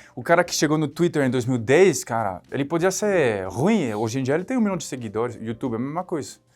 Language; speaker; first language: Portuguese; non-native, fluent; French